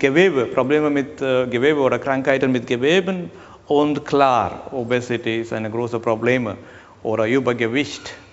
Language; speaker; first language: German; non-native, learner; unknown